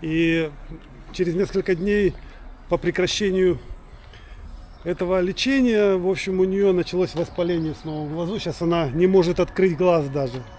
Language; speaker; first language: Russian; native; Russian